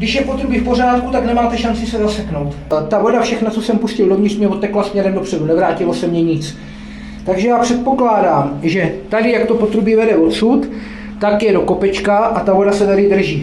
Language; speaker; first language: Czech; native; Czech